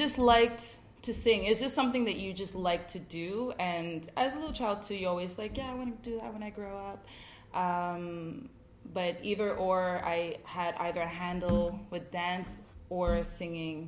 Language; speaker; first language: English; native; English